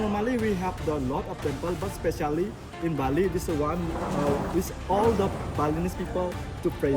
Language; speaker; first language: English; non-native, learner; Indonesian